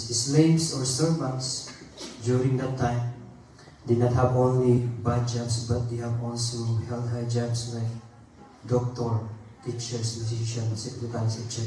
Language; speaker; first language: English; non-native, local second language; Filipino